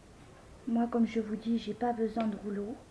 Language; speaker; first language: French; native; French